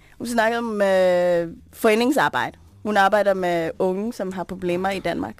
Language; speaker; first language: Danish; non-native, fluent; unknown